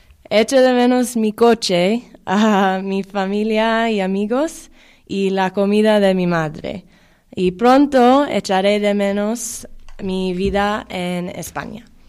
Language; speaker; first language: Spanish; non-native, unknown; Persian